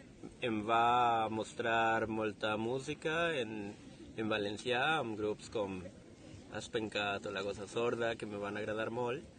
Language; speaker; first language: Catalan; non-native, fluent; Spanish